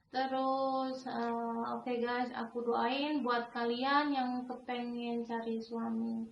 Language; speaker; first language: Indonesian; non-native, local second language; Javanese